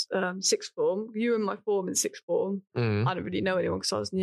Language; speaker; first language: English; native; English